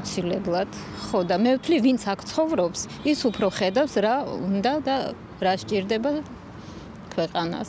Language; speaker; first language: Georgian; non-native, local second language; Russian